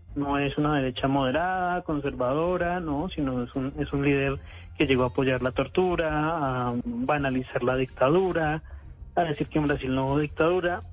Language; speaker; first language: Spanish; native; Spanish